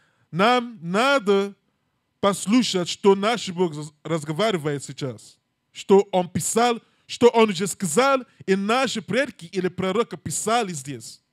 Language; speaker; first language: Russian; non-native, learner; English